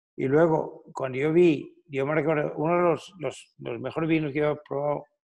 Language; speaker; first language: Spanish; non-native, fluent; Danish